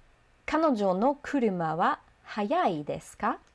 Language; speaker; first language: Japanese; non-native, fluent; English